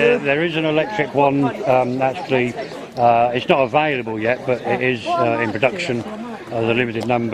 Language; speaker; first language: English; native; English